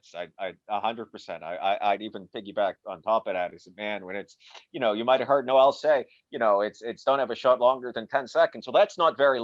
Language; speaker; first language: English; native; English